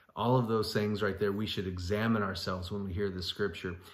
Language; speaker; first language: English; native; English